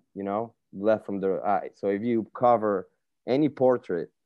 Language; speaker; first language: English; non-native, fluent; Spanish